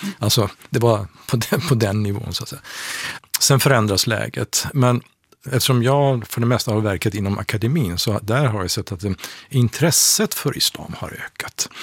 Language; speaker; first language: Swedish; non-native, fluent; Persian